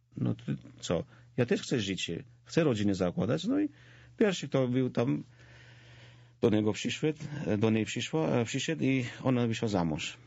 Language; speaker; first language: Polish; non-native, fluent; Georgian